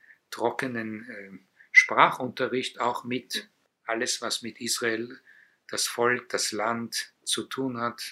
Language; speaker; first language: German; non-native, fluent; Hebrew